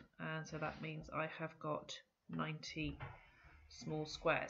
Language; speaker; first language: English; native; English